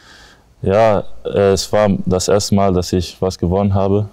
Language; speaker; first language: German; non-native, learner; English